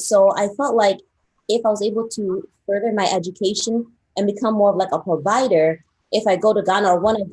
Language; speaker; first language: English; early bilingual, other home language; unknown